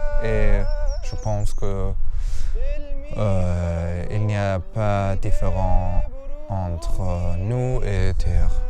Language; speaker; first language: French; non-native, learner; Persian